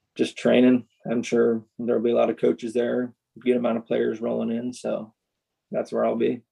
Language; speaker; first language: English; native; English